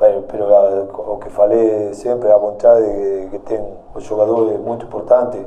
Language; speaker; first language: Portuguese; non-native, fluent; Spanish